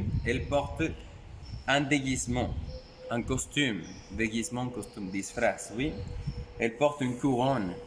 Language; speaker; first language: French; non-native, fluent; Spanish